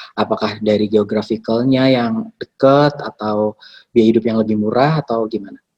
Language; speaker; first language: Indonesian; native; Indonesian